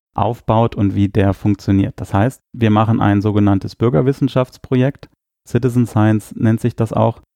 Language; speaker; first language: German; native; German